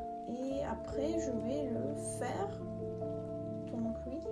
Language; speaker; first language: French; non-native, learner; Russian